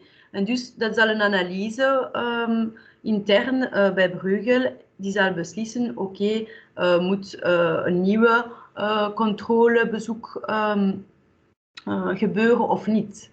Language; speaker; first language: Dutch; non-native, local second language; French